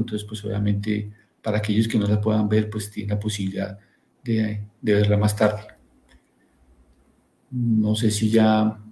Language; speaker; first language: Spanish; native; Spanish